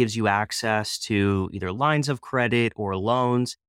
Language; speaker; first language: English; native; English